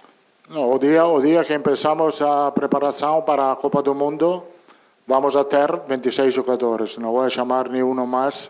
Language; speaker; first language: Portuguese; non-native, learner; Italian